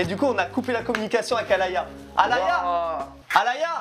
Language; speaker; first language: French; native; French